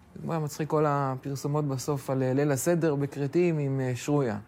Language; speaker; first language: Hebrew; native; Hebrew